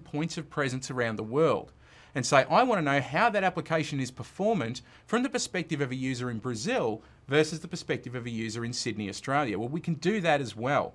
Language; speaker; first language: English; native; English